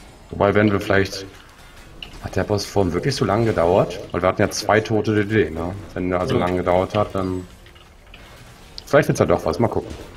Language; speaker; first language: German; native; German